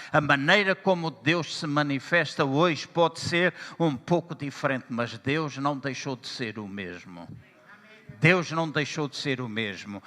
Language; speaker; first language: Portuguese; native; Portuguese